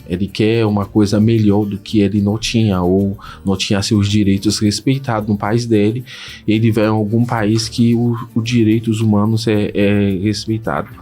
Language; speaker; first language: Portuguese; non-native, fluent; Haitian Creole